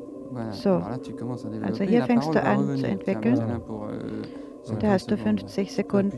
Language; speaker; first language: German; native; German